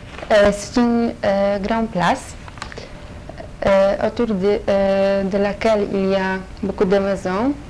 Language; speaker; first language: French; non-native, learner; Polish